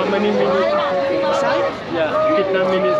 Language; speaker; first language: English; non-native, learner; Vietnamese